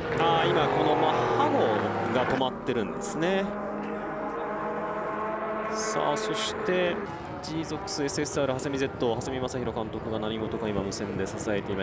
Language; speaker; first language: Japanese; native; Japanese